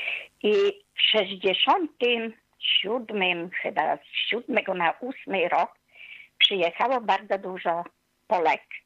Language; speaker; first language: Polish; non-native, fluent; Hungarian